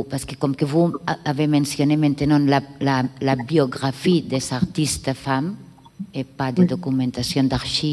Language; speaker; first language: French; non-native, learner; Catalan